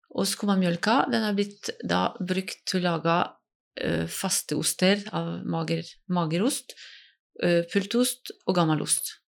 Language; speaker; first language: Norwegian; non-native, fluent; French